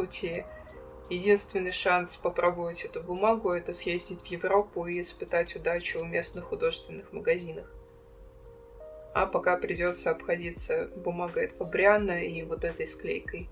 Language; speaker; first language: Russian; native; Russian